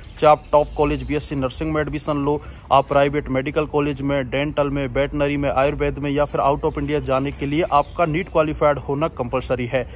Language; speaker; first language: Hindi; native; Hindi